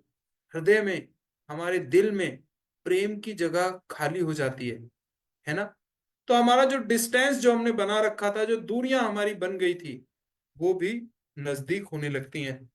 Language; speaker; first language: Hindi; native; Hindi